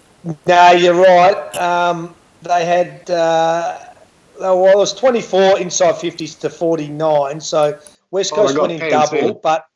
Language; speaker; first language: English; native; English